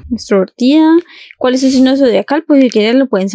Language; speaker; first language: Spanish; native; Spanish